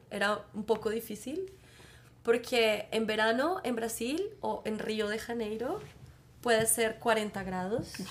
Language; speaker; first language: Spanish; native; Spanish